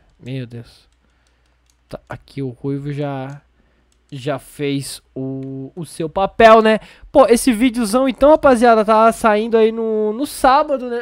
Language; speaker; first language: Portuguese; native; Portuguese